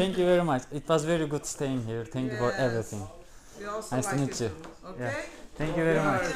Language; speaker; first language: English; non-native, learner; Turkish